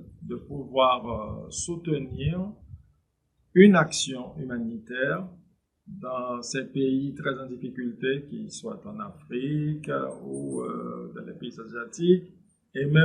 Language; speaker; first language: French; non-native, local second language; Haitian Creole